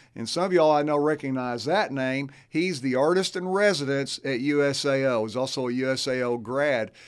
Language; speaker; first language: English; native; English